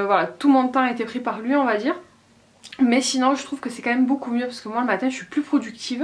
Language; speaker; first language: French; native; French